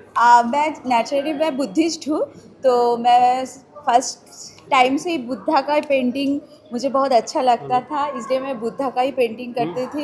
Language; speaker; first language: Hindi; non-native, local second language; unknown